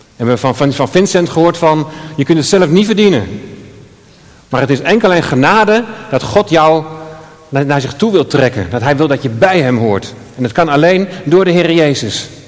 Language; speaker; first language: Dutch; native; Dutch